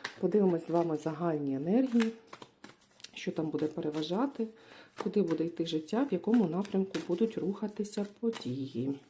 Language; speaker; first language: Ukrainian; non-native, local second language; Russian